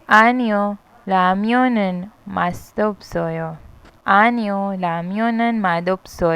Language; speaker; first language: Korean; non-native, fluent; Hindi